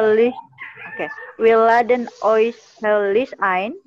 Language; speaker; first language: German; non-native, learner; Indonesian